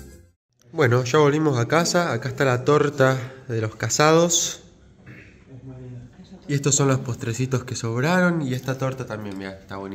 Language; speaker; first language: Spanish; native; Spanish